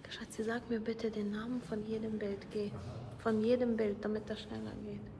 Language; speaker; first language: German; non-native, learner; Ukrainian